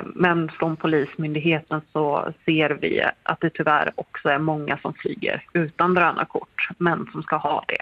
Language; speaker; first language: Swedish; native; Swedish